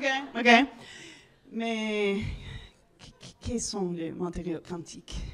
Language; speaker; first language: French; non-native, learner; Spanish